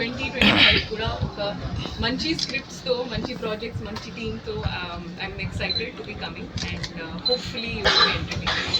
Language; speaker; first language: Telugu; non-native, learner; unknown